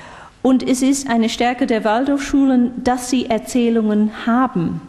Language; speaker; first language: German; non-native, fluent; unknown